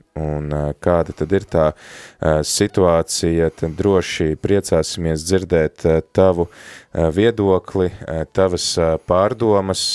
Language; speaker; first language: Latvian; native; Latvian